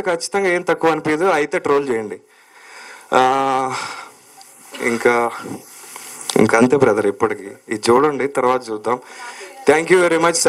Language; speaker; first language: Telugu; native; Telugu